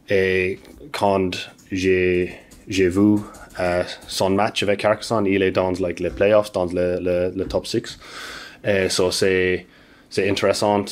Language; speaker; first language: French; non-native, learner; English